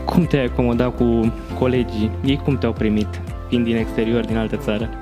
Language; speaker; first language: Romanian; native; Romanian